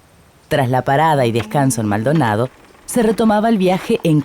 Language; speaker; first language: Spanish; native; Spanish